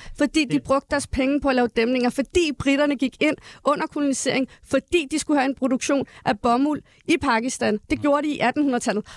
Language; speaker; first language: Danish; early bilingual, other home language; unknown